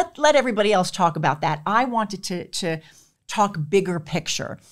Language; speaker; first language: English; native; English